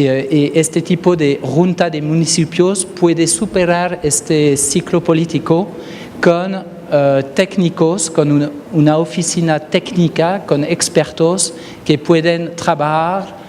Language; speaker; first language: Spanish; non-native, fluent; French